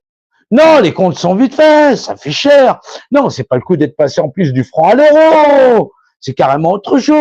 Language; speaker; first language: French; native; French